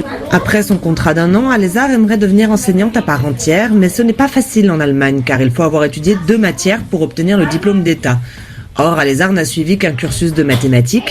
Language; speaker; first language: French; native; French